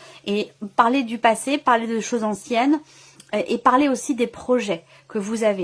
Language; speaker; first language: French; native; French